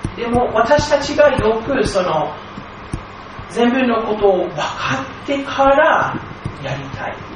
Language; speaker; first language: Japanese; non-native, fluent; English